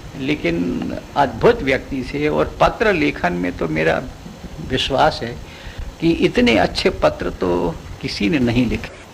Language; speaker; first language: Hindi; non-native, local second language; Gujarati